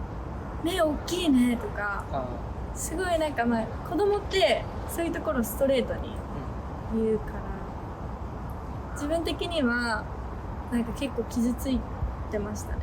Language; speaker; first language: Japanese; native; Japanese